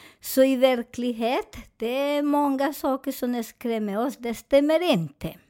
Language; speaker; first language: Swedish; non-native, fluent; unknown